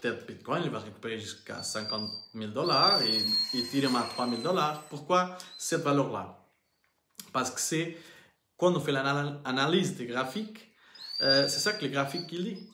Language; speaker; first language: French; non-native, learner; Portuguese